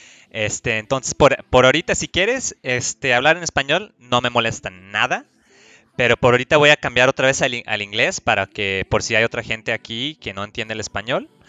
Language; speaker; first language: Spanish; early bilingual, heritage; Spanish